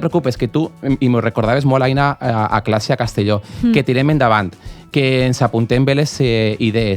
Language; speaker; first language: Catalan; native; Catalan